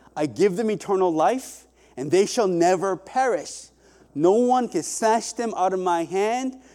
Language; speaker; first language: English; early bilingual, other home language; Korean